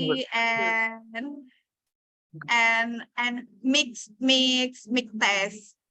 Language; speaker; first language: English; non-native, learner; Indonesian